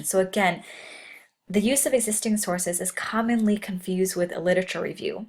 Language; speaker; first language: English; native; English